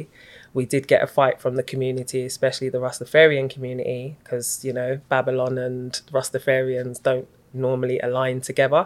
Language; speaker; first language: English; native; English